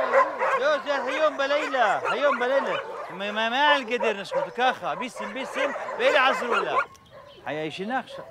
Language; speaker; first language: Hebrew; non-native, local second language; Arabic